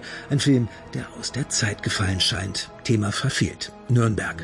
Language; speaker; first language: German; native; German